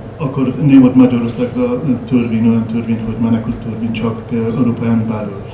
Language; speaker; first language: Hungarian; non-native, learner; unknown